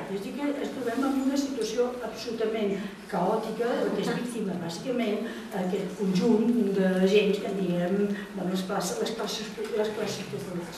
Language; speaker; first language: Catalan; native; Catalan